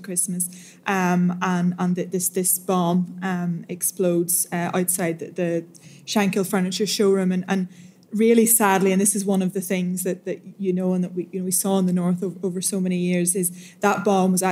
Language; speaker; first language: English; native; English